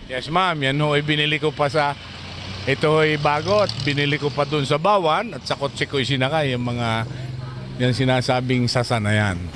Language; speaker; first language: Filipino; native; Filipino